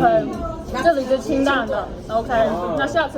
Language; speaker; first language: Chinese; early bilingual, heritage; English